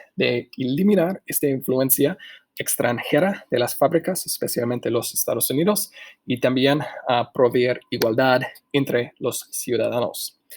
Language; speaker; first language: Spanish; non-native, fluent; English